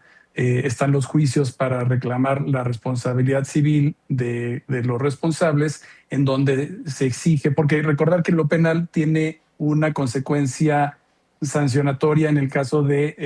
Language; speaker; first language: Spanish; native; Spanish